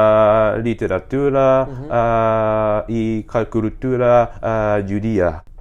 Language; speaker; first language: Spanish; non-native, learner; Japanese